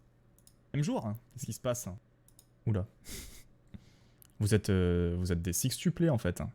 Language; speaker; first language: French; native; French